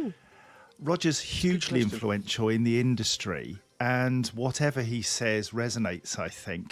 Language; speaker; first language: English; native; English